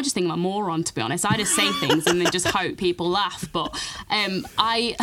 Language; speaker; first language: English; native; English